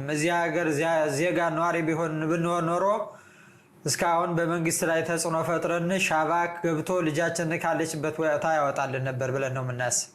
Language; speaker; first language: Amharic; native; Amharic